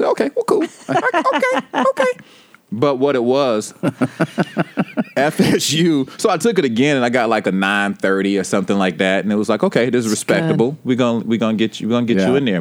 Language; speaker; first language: English; native; English